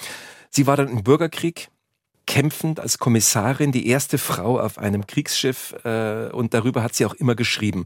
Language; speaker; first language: German; native; German